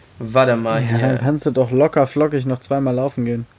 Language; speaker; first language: German; native; German